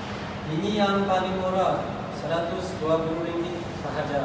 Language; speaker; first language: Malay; non-native, learner; Chinese